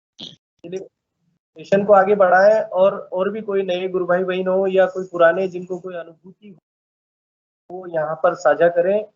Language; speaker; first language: Hindi; native; Hindi